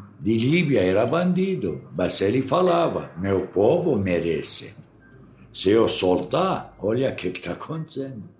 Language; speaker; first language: Portuguese; non-native, fluent; Arabic